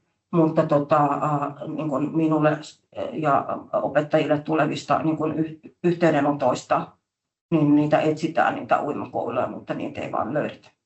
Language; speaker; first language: Finnish; native; Finnish